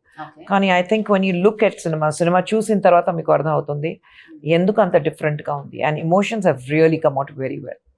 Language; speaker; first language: Telugu; non-native, local second language; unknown